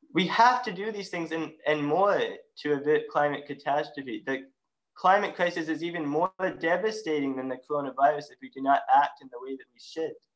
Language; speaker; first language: English; native; English